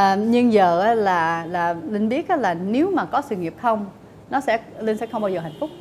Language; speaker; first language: Vietnamese; early bilingual, heritage; Vietnamese